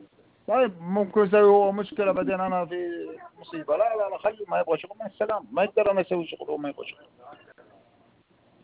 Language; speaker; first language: Arabic; non-native, learner; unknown